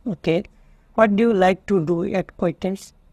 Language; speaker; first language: English; non-native, learner; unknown